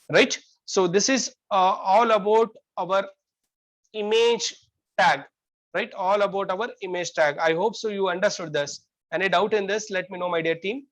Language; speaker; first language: English; non-native, local second language; Kannada